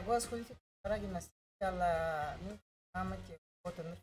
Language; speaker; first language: Greek; non-native, learner; Russian